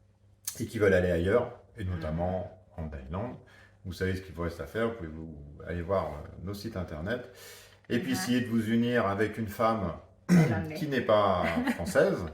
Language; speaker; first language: French; native; French